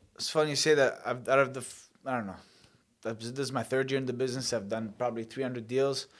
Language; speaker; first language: English; early bilingual, other home language; Italian